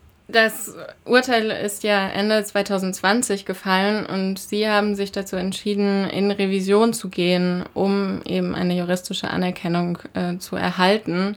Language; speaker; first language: German; native; German